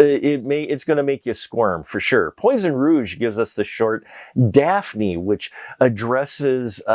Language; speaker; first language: English; native; English